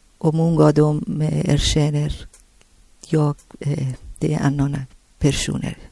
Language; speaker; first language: Swedish; non-native, learner; Persian